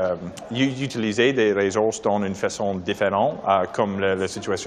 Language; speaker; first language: French; non-native, learner; English